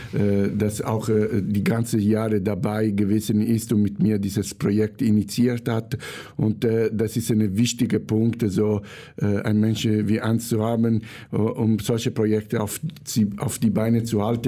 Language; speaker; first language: German; non-native, fluent; Italian